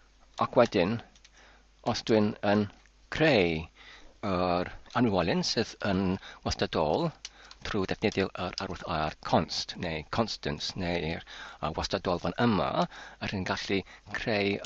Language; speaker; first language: Welsh; non-native, learner; English